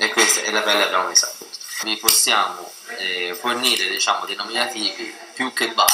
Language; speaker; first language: Italian; native; Italian